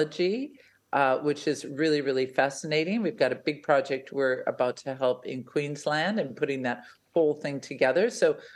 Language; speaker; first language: English; native; English